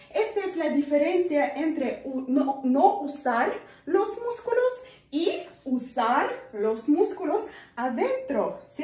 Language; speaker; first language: Spanish; non-native, learner; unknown